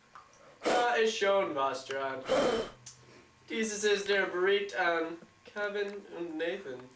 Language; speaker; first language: German; non-native, learner; English